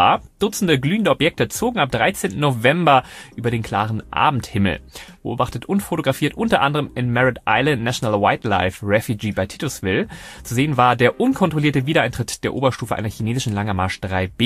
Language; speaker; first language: German; native; German